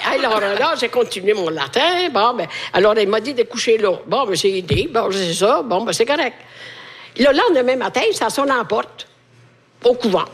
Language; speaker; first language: French; non-native, fluent; Italian